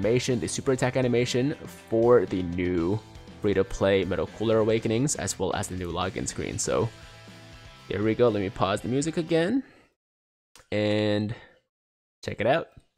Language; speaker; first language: English; native; English